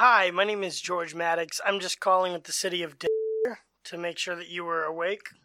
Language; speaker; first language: English; native; English